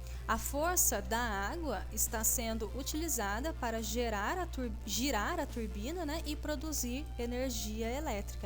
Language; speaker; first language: Portuguese; native; Portuguese